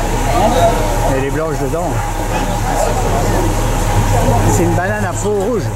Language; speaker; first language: French; native; French